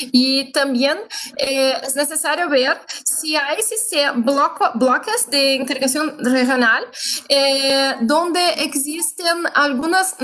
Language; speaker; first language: Spanish; non-native, fluent; Portuguese